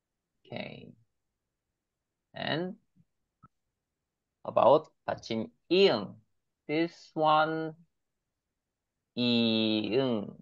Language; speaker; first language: English; non-native, learner; Korean